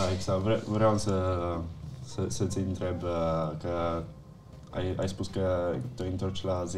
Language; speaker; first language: Romanian; early bilingual, heritage; Italian